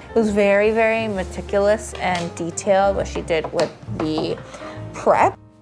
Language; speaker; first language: English; early bilingual, other home language; Korean